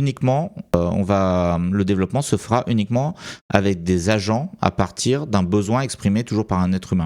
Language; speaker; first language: French; native; French